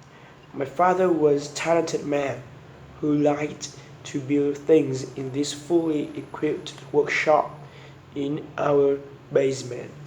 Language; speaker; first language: English; non-native, learner; Vietnamese